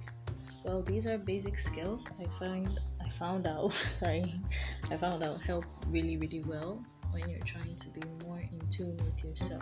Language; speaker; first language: English; non-native, local second language; Yoruba